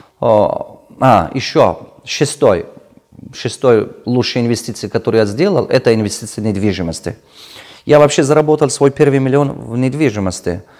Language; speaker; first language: Russian; non-native, local second language; Tajik